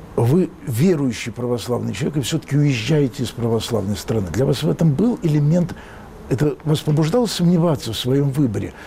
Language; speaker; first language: Russian; native; Russian